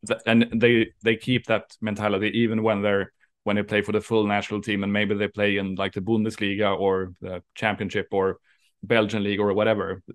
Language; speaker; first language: English; non-native, fluent; Swedish